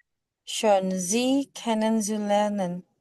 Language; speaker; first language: German; non-native, learner; Indonesian